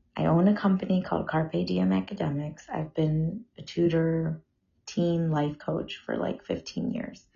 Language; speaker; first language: English; early bilingual, other home language; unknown